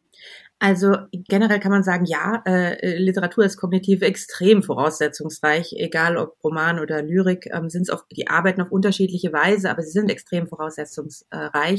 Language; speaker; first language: German; native; German